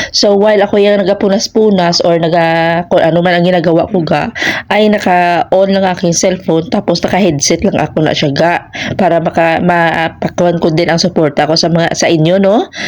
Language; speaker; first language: Filipino; non-native, local second language; Hiligaynon